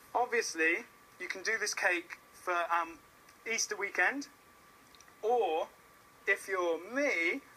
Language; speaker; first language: English; native; English